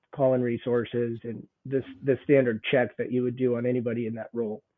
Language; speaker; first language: English; native; English